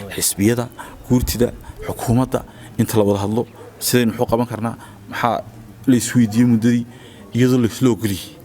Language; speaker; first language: Somali; native; Somali